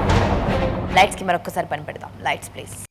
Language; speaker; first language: Telugu; native; Telugu